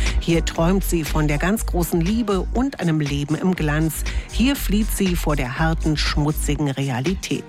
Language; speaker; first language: German; native; German